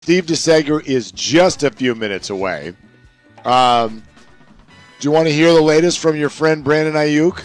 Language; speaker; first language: English; native; English